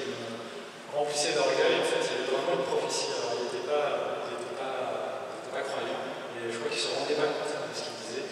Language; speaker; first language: French; non-native, local second language; Malagasy